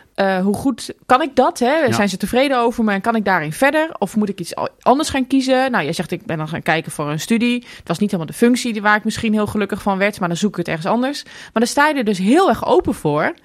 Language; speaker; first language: Dutch; native; Dutch